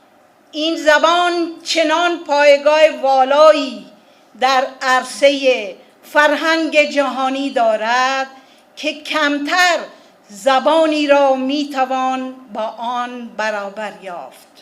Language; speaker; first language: Persian; non-native, fluent; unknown